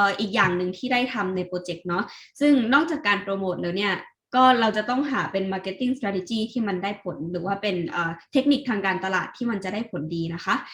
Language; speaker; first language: Thai; native; Thai